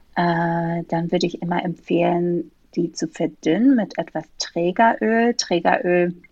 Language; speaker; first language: German; non-native, fluent; Greek